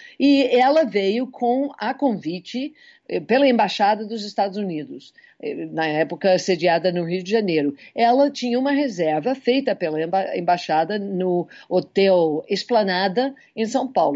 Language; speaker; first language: Portuguese; non-native, fluent; English